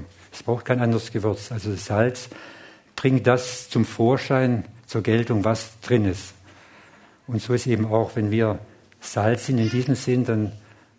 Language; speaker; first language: German; non-native, fluent; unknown